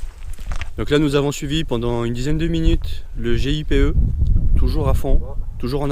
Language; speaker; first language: French; native; French